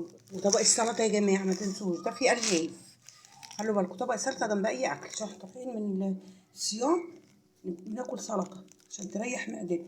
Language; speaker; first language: Arabic; native; Arabic